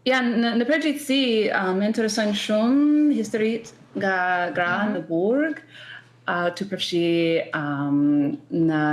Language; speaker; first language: Albanian; non-native, learner; English